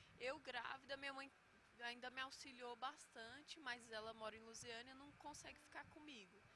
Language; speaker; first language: Portuguese; native; Portuguese